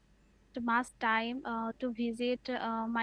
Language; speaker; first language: English; non-native, learner; Bangla